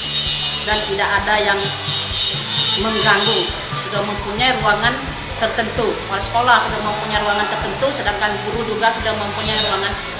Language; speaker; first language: Indonesian; native; Indonesian